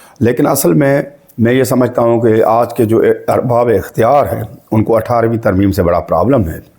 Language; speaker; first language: Urdu; non-native, local second language; Sindhi